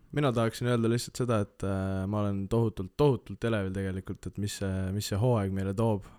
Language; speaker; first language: Estonian; native; Estonian